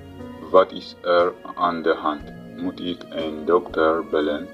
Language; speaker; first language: Dutch; non-native, learner; Tigrinya